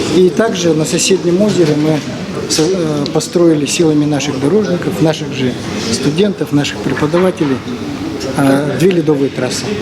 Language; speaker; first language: Russian; native; Russian